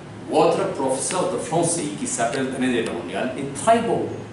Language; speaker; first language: French; non-native, fluent; Hindi